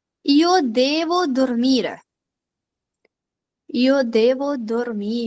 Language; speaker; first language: Italian; non-native, fluent; Urdu